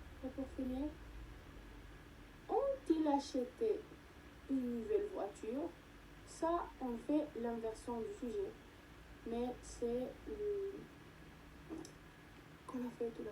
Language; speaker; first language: French; non-native, learner; Spanish